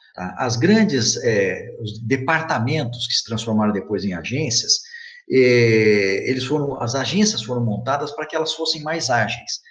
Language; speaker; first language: Portuguese; native; Portuguese